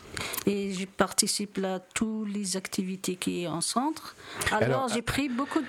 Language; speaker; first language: French; non-native, learner; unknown